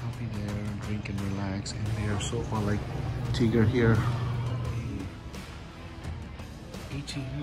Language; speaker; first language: English; non-native, fluent; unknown